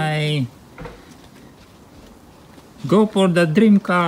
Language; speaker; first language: English; non-native, local second language; Filipino